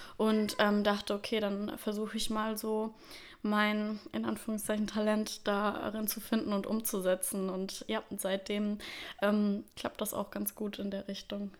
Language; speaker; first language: German; early bilingual, other home language; Russian